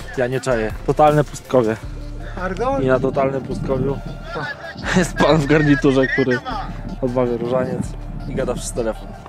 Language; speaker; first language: Polish; native; Polish